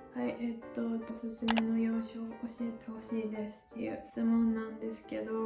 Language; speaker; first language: Japanese; native; Japanese